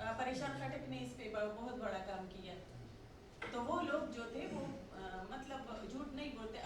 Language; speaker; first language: Urdu; non-native, local second language; Pashto